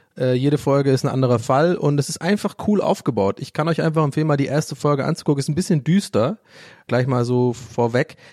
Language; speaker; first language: German; early bilingual, other home language; English